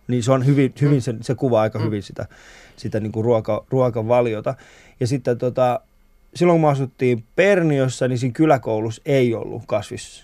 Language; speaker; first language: Finnish; early bilingual, other home language; Persian